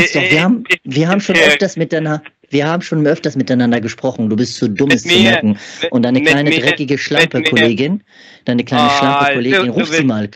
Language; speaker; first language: German; native; German